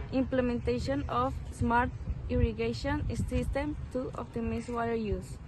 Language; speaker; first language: English; non-native, learner; Spanish